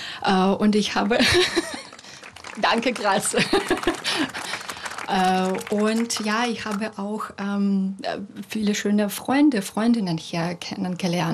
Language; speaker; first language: German; non-native, fluent; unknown